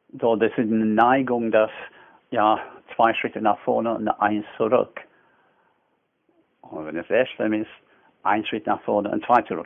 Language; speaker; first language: German; non-native, fluent; English